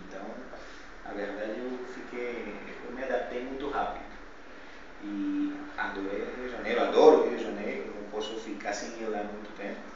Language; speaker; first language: Portuguese; non-native, fluent; Spanish